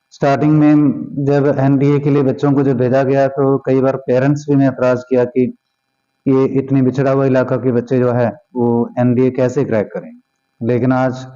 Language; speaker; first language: Hindi; non-native, local second language; Punjabi